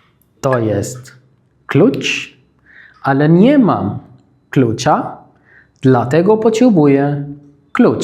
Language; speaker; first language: Polish; non-native, fluent; Arabic